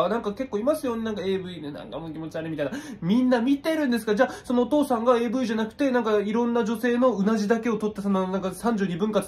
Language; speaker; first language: Japanese; native; Japanese